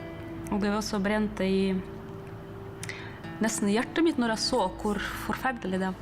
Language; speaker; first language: Norwegian; non-native, fluent; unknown